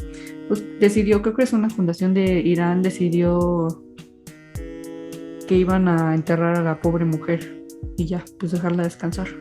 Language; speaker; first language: Spanish; native; Spanish